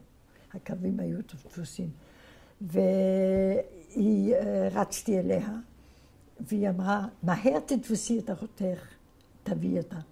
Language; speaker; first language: Hebrew; non-native, fluent; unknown